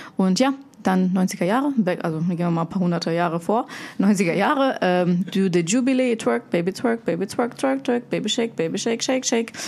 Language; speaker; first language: German; early bilingual, other home language; Russian